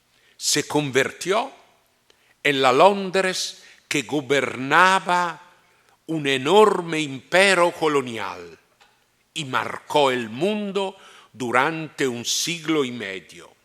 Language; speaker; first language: Spanish; non-native, fluent; Italian